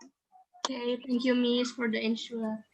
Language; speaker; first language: English; non-native, learner; Indonesian